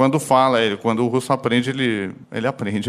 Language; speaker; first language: Portuguese; non-native, fluent; Russian